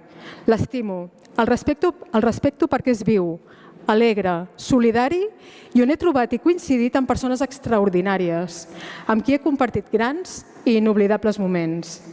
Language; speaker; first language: Catalan; native; Catalan